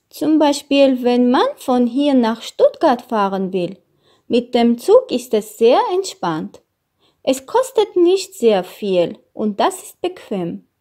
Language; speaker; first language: German; non-native, learner; Armenian